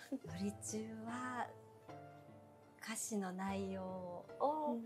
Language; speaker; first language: Japanese; native; Japanese